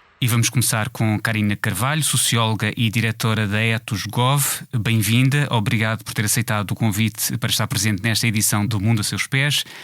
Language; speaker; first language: Portuguese; native; Portuguese